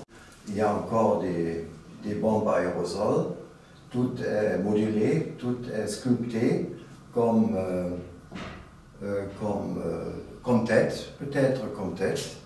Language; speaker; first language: French; non-native, fluent; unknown